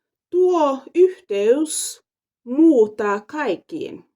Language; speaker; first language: Finnish; non-native, fluent; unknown